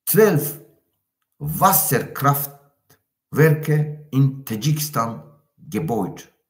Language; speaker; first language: German; non-native, learner; Tajik